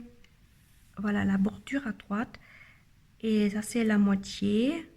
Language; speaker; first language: French; non-native, learner; German